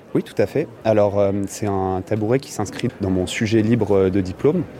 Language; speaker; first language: French; native; French